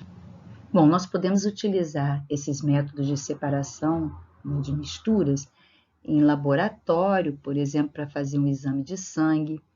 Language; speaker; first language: Portuguese; native; Portuguese